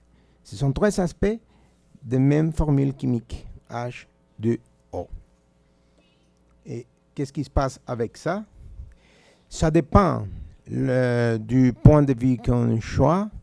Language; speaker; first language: French; non-native, fluent; Spanish